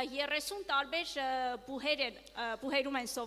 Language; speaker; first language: Armenian; native; Armenian